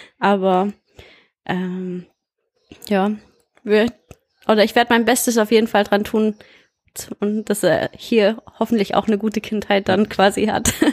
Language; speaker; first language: German; early bilingual, heritage; German